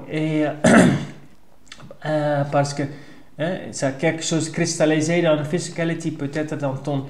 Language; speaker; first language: French; non-native, learner; Dutch